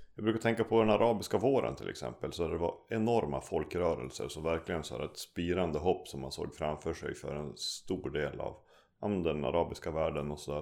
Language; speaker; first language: Swedish; native; Swedish